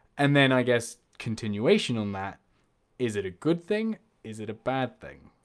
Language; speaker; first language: English; native; English